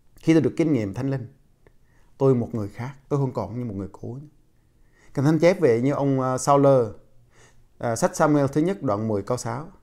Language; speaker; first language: Vietnamese; non-native, local second language; Jarai